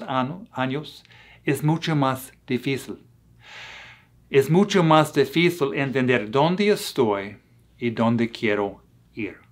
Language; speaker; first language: Spanish; non-native, fluent; English